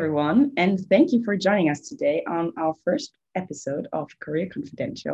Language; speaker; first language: English; non-native, fluent; German